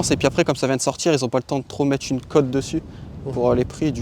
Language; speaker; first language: French; native; French